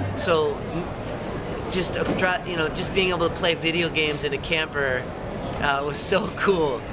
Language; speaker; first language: English; native; English